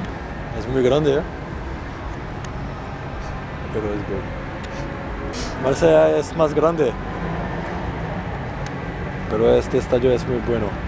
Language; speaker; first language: Spanish; non-native, learner; French